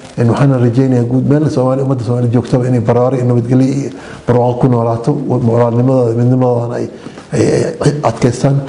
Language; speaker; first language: Somali; native; Somali